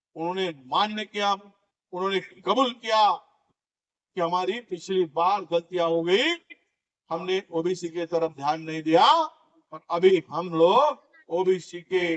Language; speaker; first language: Hindi; non-native, local second language; Marathi